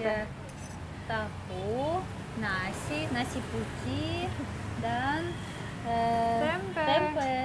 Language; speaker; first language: Indonesian; non-native, learner; Russian